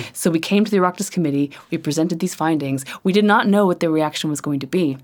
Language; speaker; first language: English; native; English